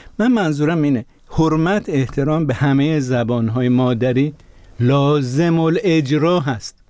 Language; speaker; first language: Persian; non-native, local second language; Azerbaijani